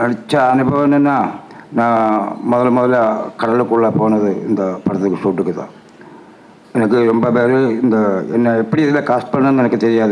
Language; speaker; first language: Tamil; non-native, learner; Malayalam